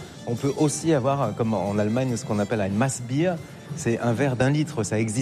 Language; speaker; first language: French; native; French